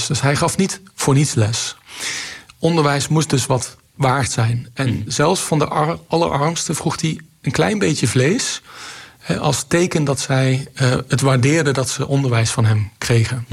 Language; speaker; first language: Dutch; native; Dutch